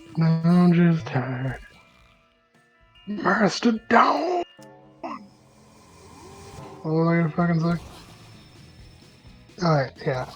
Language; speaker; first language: English; native; English